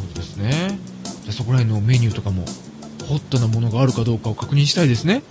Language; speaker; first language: Japanese; native; Japanese